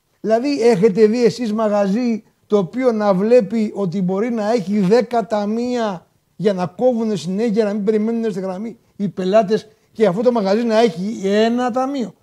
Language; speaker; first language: Greek; native; Greek